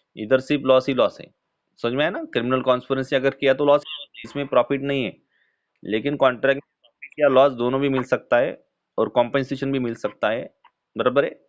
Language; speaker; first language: Hindi; non-native, local second language; Marathi